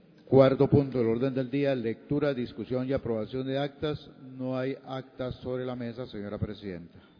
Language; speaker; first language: Spanish; native; Spanish